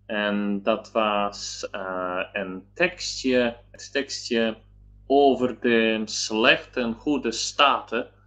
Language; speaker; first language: Dutch; non-native, learner; Polish